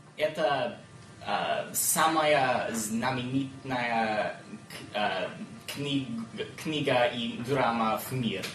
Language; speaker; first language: Russian; non-native, learner; English